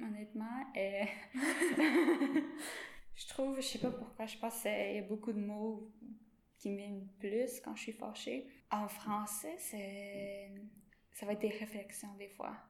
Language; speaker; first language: French; non-native, local second language; English